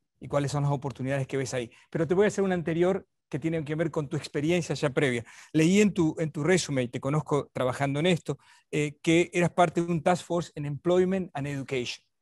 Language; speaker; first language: Spanish; native; Spanish